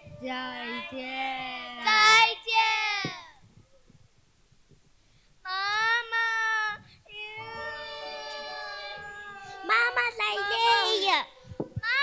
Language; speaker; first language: Chinese; non-native, learner; Mongolian